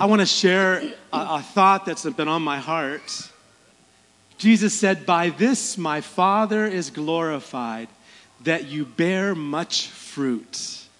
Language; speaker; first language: English; native; English